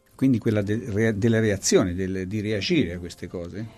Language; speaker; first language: Italian; native; Italian